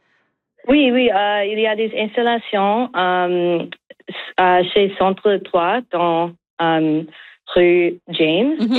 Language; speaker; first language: French; non-native, learner; English